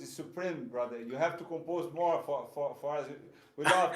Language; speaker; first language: English; non-native, fluent; Portuguese